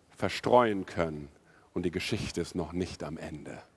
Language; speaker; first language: German; non-native, fluent; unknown